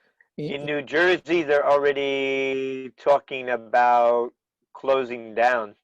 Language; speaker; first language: English; native; English